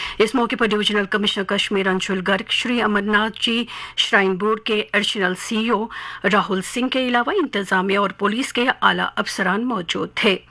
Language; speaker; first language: Urdu; non-native, local second language; Kashmiri